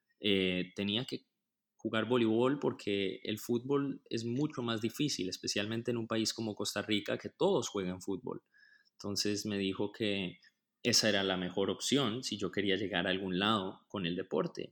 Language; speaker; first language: Spanish; native; Spanish